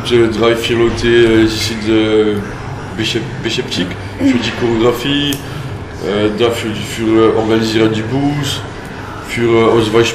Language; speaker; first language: German; non-native, learner; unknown